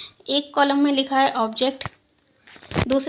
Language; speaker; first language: Hindi; native; Hindi